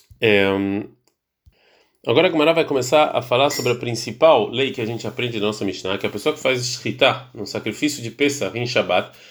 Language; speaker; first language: Portuguese; early bilingual, heritage; Portuguese